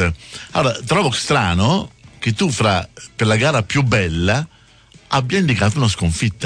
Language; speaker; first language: Italian; native; Italian